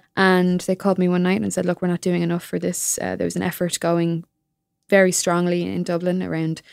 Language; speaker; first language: English; native; English